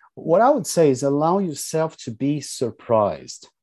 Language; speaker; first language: English; non-native, fluent; Portuguese